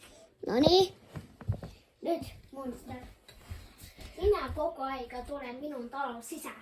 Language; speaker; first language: Finnish; non-native, learner; Estonian